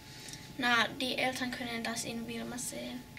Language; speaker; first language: German; early bilingual, heritage; German